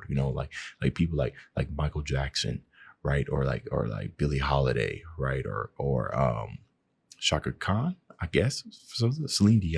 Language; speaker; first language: English; native; English